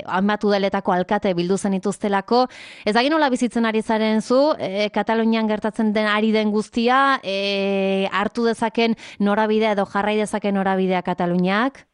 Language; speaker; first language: Basque; native; Basque